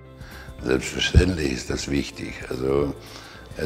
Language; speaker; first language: German; non-native, fluent; Croatian